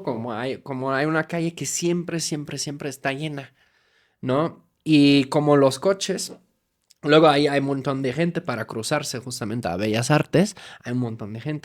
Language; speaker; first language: Spanish; non-native, fluent; German